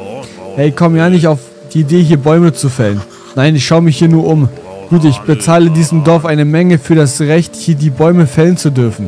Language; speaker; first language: German; native; German